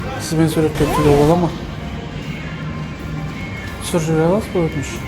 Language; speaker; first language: Kazakh; native; Kazakh